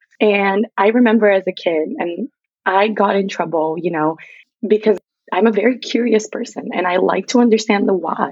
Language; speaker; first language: English; non-native, fluent; Portuguese